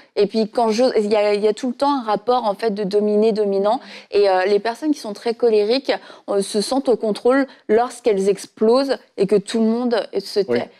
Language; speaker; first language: French; native; French